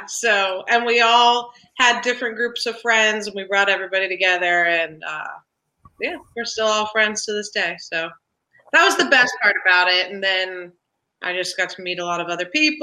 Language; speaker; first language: English; native; English